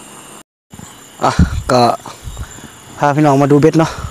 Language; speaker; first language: Thai; non-native, local second language; Northeastern Thai